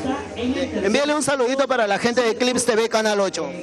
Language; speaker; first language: Spanish; native; Spanish